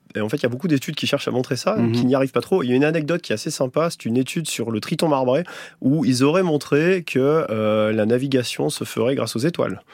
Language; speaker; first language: French; native; French